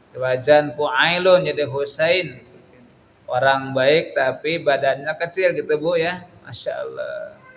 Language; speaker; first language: Indonesian; non-native, local second language; Sundanese